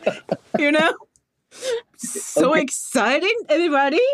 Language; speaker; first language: English; non-native, learner; Japanese